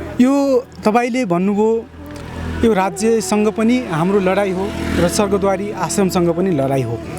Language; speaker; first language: Nepali; non-native, local second language; Dangaura Tharu